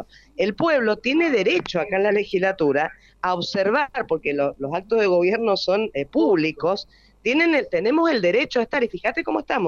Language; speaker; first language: Spanish; native; Spanish